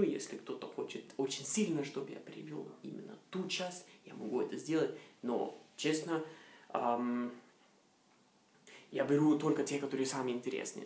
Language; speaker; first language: Russian; non-native, fluent; Norwegian